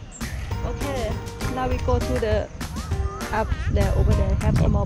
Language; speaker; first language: English; non-native, learner; Thai